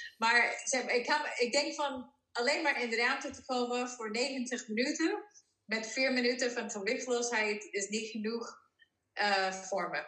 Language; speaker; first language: Dutch; non-native, fluent; English